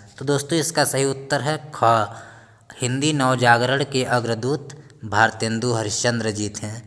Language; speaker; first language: Hindi; native; Hindi